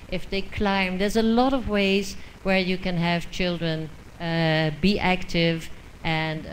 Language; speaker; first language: English; non-native, fluent; Dutch